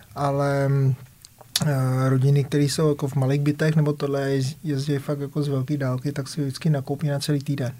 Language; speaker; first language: Czech; early bilingual, other home language; Vietnamese